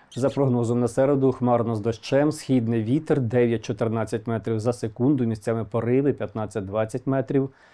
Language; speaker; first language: Ukrainian; native; Ukrainian